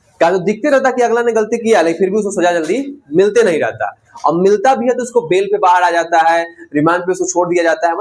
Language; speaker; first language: Hindi; native; Hindi